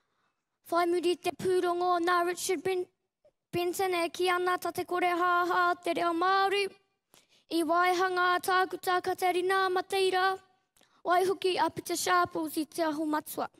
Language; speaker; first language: Māori; non-native, local second language; English